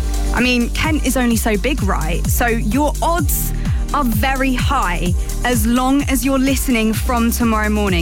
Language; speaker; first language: English; native; English